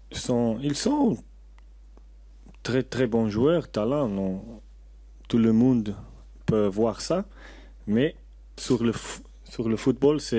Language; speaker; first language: French; non-native, learner; Portuguese